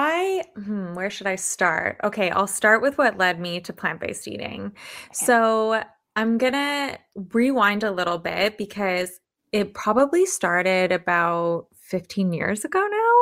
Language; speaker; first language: English; native; English